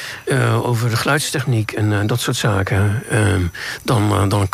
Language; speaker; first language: Dutch; native; Dutch